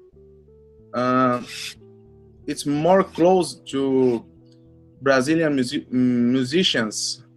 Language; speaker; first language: English; non-native, learner; Portuguese